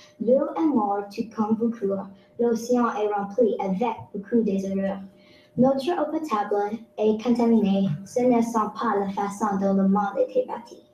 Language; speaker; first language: French; non-native, local second language; English